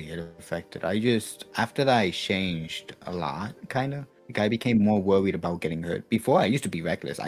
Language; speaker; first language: English; non-native, fluent; Spanish